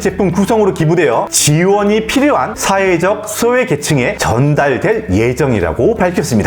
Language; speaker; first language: Korean; native; Korean